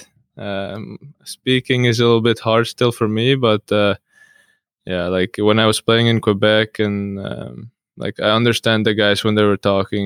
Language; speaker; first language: English; non-native, fluent; Russian